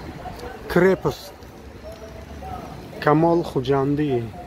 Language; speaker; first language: Russian; non-native, local second language; Tajik